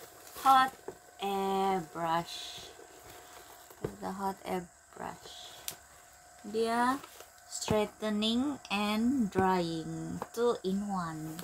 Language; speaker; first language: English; non-native, local second language; Malay